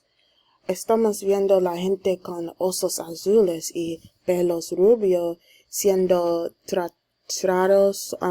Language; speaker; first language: Spanish; non-native, learner; English